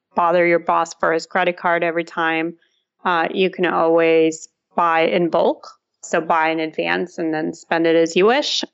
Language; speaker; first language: English; early bilingual, other home language; Russian